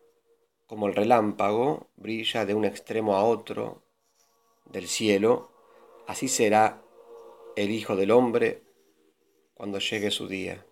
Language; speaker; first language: Spanish; native; Spanish